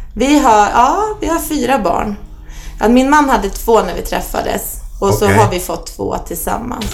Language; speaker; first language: Swedish; native; Swedish